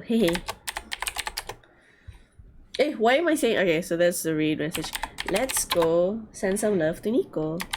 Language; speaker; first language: English; non-native, learner; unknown